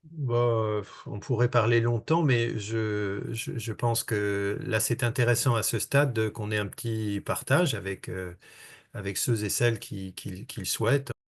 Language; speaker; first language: French; native; French